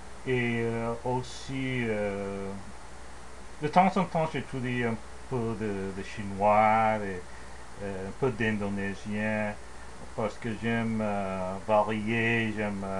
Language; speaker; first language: French; non-native, learner; English